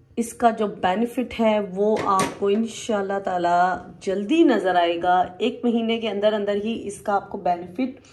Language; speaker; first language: Urdu; native; Urdu